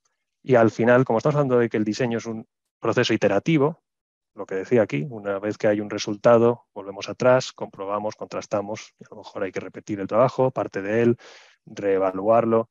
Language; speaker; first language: Spanish; native; Spanish